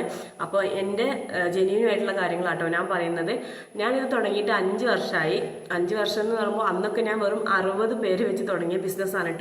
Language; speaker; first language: Malayalam; native; Malayalam